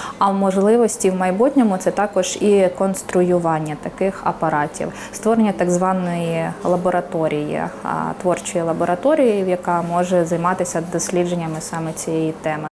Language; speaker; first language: Ukrainian; native; Ukrainian